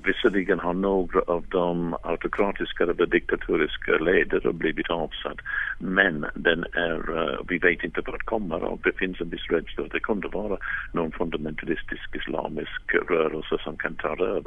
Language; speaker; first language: Swedish; non-native, fluent; English